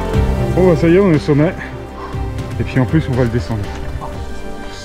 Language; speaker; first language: French; native; French